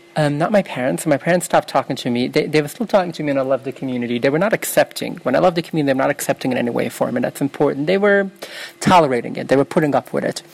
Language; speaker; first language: English; early bilingual, other home language; Yiddish